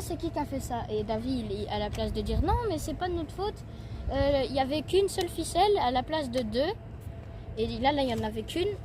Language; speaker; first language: French; native; French